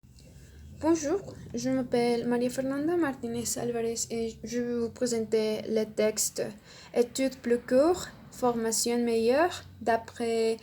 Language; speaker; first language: French; non-native, learner; Spanish